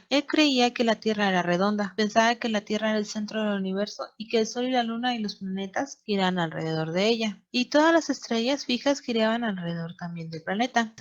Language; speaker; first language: Spanish; native; Spanish